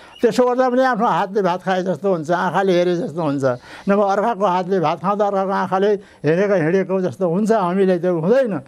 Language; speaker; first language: Nepali; non-native, local second language; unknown